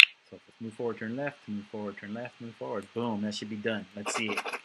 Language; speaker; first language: English; early bilingual, other home language; Spanish